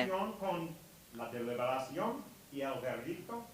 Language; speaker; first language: Spanish; non-native, learner; English